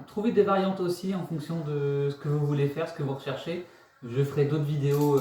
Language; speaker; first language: French; native; French